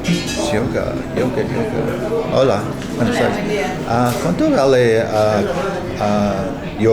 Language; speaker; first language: Spanish; non-native, learner; English